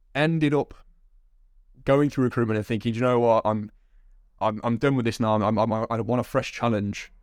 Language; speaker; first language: English; native; English